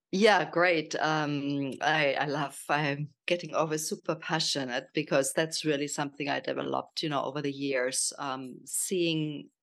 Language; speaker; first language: English; non-native, fluent; German